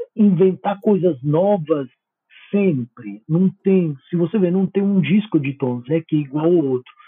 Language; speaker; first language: Portuguese; non-native, fluent; Italian